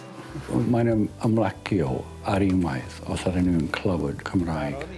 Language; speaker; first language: Welsh; non-native, fluent; English